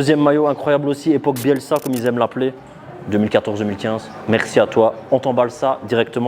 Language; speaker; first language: French; native; French